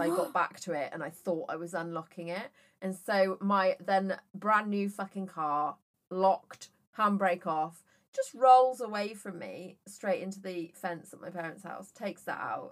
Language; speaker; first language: English; native; English